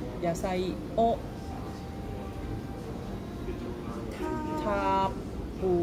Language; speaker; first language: Japanese; non-native, learner; English